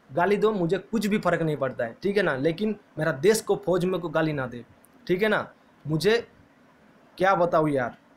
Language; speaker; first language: Hindi; non-native, local second language; Bangla